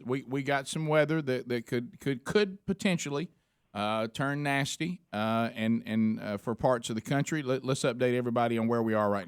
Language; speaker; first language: English; native; English